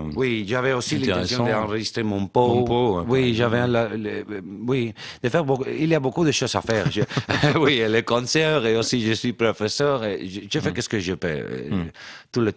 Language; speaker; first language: French; non-native, fluent; Spanish